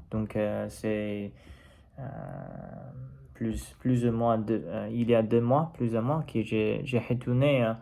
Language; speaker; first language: French; non-native, learner; Chinese